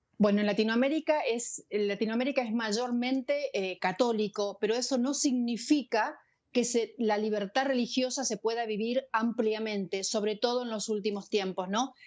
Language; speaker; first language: Spanish; native; Spanish